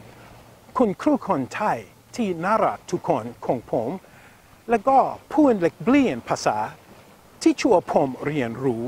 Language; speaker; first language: Thai; non-native, learner; English